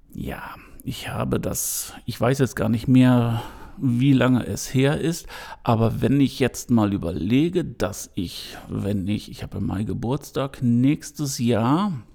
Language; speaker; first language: German; native; German